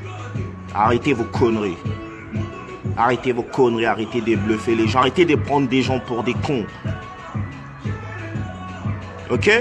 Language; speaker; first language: French; non-native, local second language; Lingala